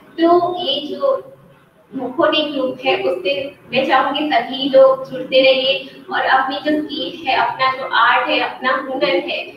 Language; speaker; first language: Hindi; non-native, local second language; Gujarati